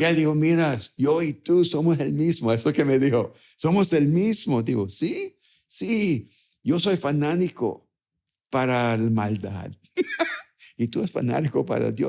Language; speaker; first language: Spanish; early bilingual, other home language; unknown